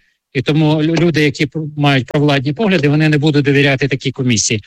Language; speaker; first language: Ukrainian; native; Ukrainian